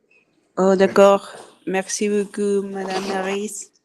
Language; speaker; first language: French; non-native, fluent; Spanish